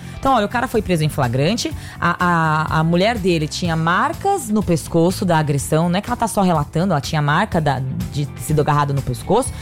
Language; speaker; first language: Portuguese; native; Portuguese